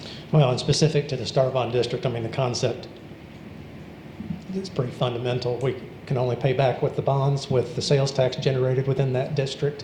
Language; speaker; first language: English; native; English